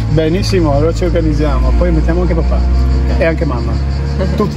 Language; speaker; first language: Italian; non-native, fluent; English